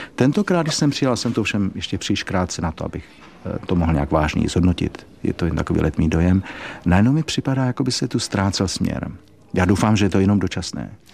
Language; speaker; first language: Czech; native; Czech